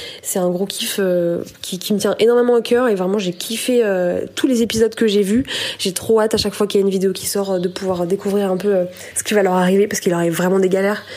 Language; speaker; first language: French; native; French